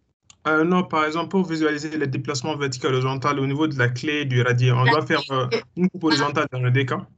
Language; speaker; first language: French; non-native, local second language; Arabic